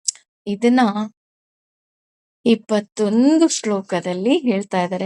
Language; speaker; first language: Kannada; native; Kannada